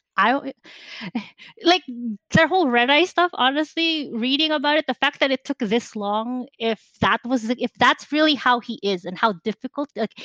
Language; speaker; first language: English; non-native, local second language; Filipino